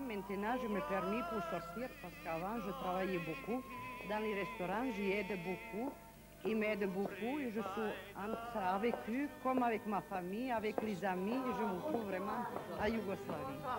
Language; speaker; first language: French; non-native, learner; Serbian